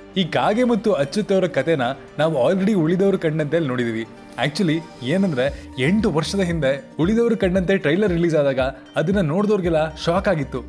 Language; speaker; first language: Kannada; native; Kannada